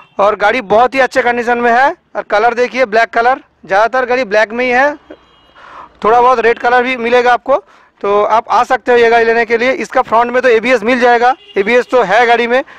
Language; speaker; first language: Hindi; non-native, local second language; Bangla